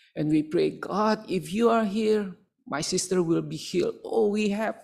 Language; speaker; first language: English; non-native, local second language; Malay